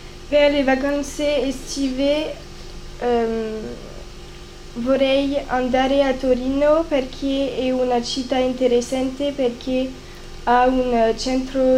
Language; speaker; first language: Italian; non-native, learner; French